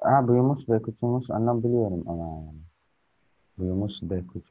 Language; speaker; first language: Turkish; non-native, learner; Arabic